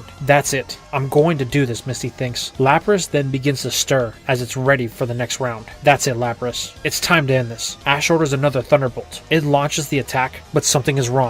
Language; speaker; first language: English; native; English